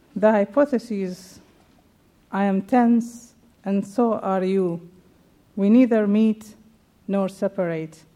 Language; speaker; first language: English; non-native, fluent; Arabic